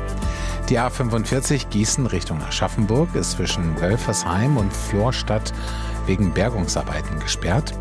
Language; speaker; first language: German; native; German